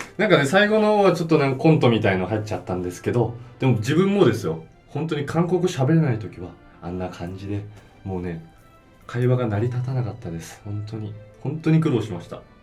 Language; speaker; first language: Japanese; native; Japanese